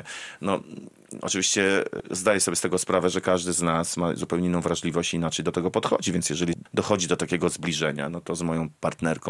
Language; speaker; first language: Polish; native; Polish